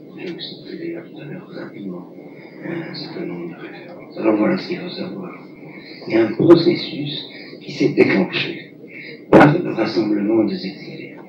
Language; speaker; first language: French; non-native, local second language; Arabic